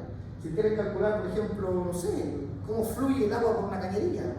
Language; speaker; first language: Spanish; native; Spanish